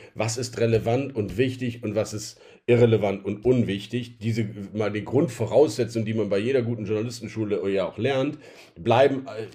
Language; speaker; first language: German; native; German